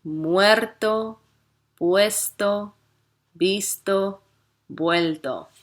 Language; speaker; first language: Spanish; non-native, fluent; English